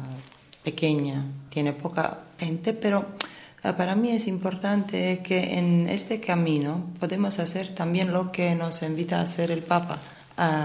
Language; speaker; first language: Spanish; non-native, fluent; Italian